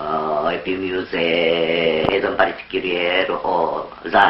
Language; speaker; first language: French; non-native, fluent; Korean